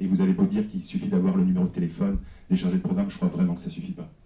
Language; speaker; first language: French; native; French